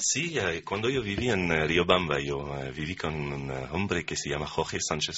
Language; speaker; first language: Spanish; non-native, fluent; French